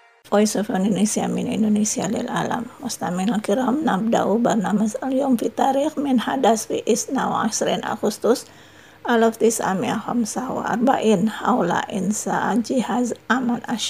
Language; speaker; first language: Arabic; non-native, fluent; Indonesian